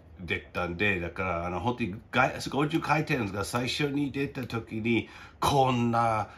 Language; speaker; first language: Japanese; non-native, fluent; English